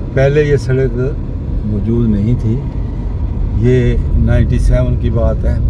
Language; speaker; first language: Urdu; non-native, local second language; Punjabi